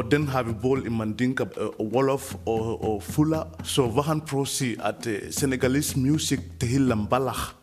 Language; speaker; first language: Danish; non-native, fluent; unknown